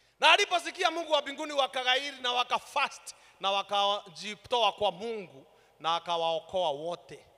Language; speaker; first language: Swahili; non-native, local second language; Kikuyu